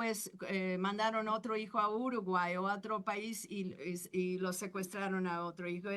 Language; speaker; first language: Spanish; non-native, fluent; English